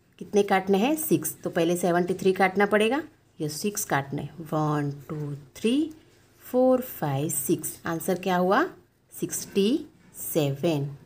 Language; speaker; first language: Hindi; non-native, local second language; Gujarati